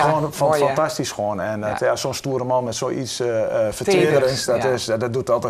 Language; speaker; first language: Dutch; native; Dutch